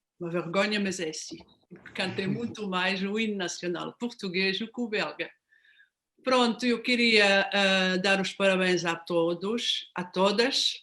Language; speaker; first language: Portuguese; non-native, fluent; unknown